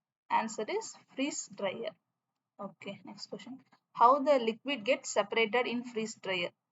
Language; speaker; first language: English; non-native, local second language; Tamil